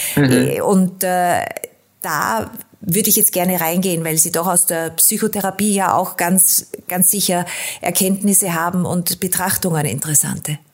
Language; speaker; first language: German; native; German